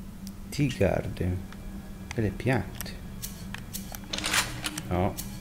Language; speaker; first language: Italian; native; Italian